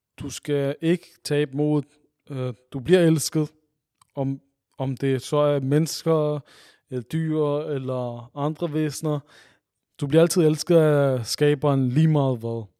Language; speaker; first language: Danish; early bilingual, other home language; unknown